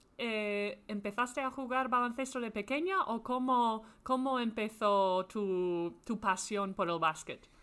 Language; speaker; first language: Spanish; non-native, fluent; English